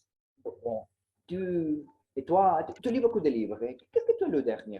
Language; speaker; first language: French; non-native, learner; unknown